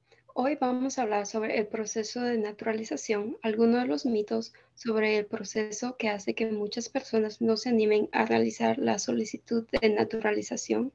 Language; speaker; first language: Spanish; early bilingual, heritage; Spanish